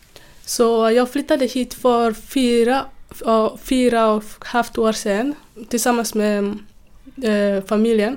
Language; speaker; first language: Swedish; non-native, fluent; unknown